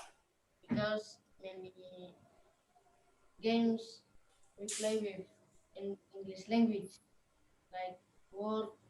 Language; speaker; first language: English; non-native, learner; Indonesian